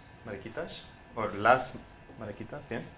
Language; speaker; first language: Spanish; non-native, fluent; English